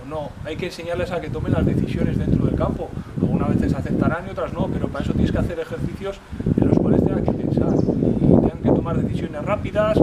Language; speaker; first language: Spanish; native; Spanish